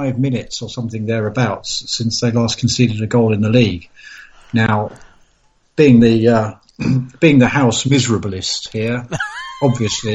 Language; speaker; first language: English; native; English